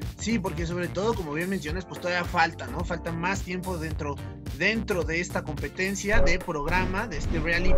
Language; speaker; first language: Spanish; native; Spanish